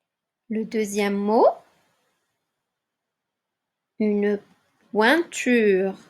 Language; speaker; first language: French; non-native, local second language; Arabic